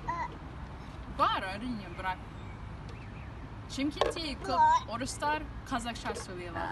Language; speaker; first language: Kazakh; non-native, learner; English